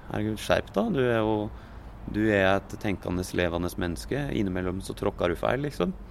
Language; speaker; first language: Norwegian; native; Norwegian